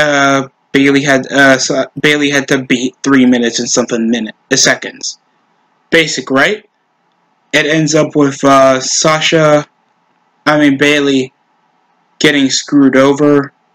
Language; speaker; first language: English; native; English